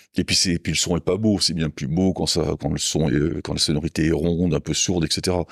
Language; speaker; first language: French; native; French